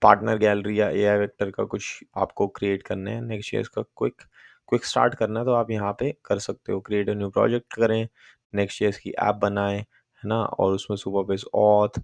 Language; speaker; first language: Hindi; native; Hindi